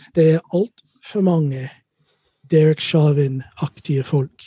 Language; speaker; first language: Norwegian; non-native, fluent; English